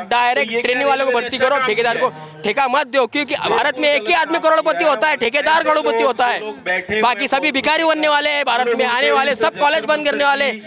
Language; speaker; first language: Hindi; non-native, local second language; Marathi